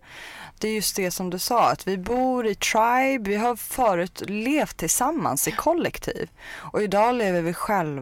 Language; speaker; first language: Swedish; early bilingual, other home language; Persian